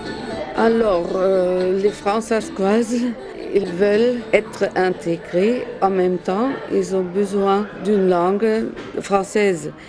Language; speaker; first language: French; non-native, fluent; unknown